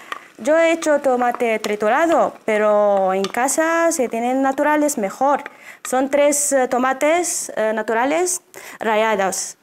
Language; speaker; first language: Spanish; non-native, fluent; Arabic